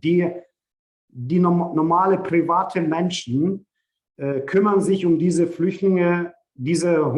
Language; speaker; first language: German; non-native, fluent; Ukrainian